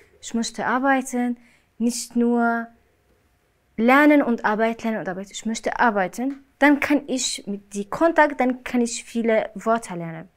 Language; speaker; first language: German; non-native, learner; Arabic